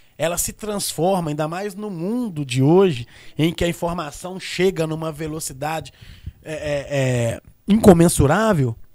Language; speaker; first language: Portuguese; native; Portuguese